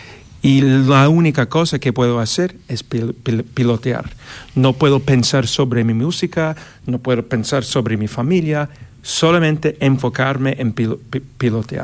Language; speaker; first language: Spanish; non-native, fluent; English